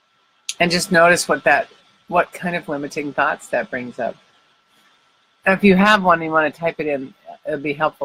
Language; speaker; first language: English; native; English